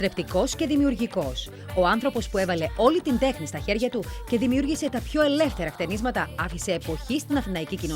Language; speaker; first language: Greek; native; Greek